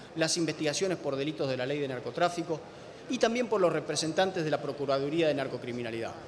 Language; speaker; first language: Spanish; native; Spanish